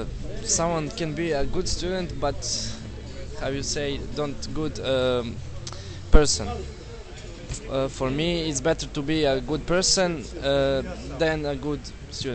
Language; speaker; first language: English; non-native, learner; Serbian